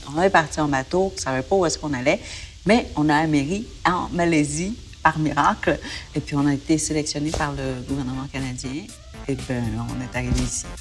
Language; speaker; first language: French; early bilingual, other home language; Vietnamese